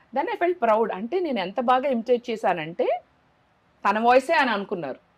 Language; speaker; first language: Telugu; native; Telugu